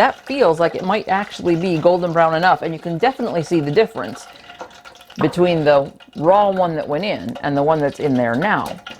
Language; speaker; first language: English; native; English